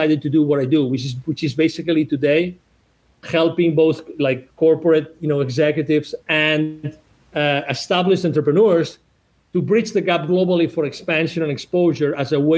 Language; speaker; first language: English; non-native, fluent; Spanish